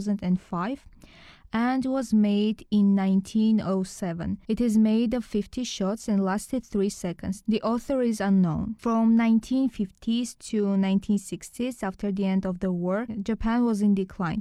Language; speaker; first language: English; non-native, learner; Lithuanian